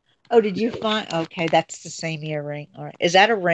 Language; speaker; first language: English; native; English